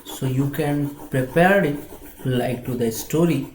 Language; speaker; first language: English; non-native, local second language; Hindi